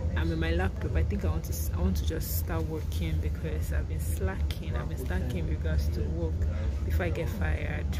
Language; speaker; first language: English; non-native, local second language; Igbo